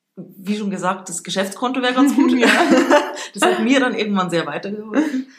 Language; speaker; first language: German; native; German